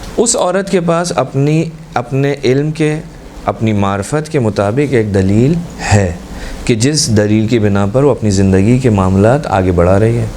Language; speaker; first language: Urdu; native; Urdu